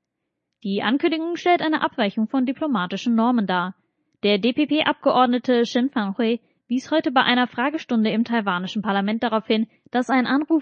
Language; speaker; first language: German; native; German